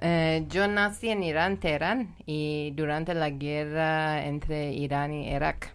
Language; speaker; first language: Spanish; non-native, learner; Persian